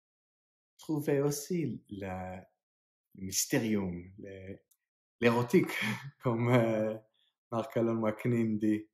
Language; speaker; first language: French; non-native, fluent; English